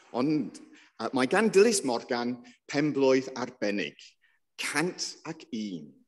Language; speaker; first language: Welsh; non-native, local second language; English